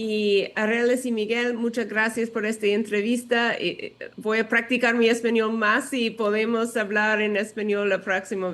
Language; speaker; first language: Spanish; non-native, learner; English